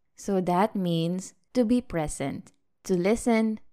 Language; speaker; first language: English; non-native, local second language; Filipino